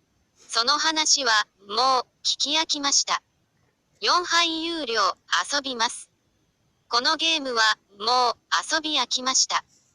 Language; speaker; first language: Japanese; non-native, fluent; Chinese